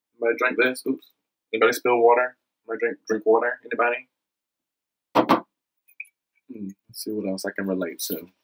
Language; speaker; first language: English; native; English